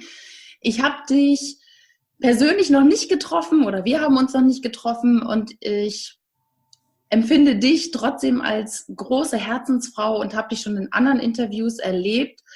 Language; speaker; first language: German; native; German